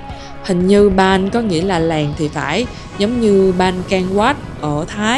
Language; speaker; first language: Vietnamese; native; Vietnamese